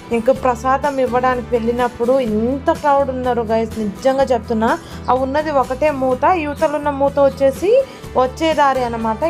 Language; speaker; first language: Telugu; non-native, local second language; Lambadi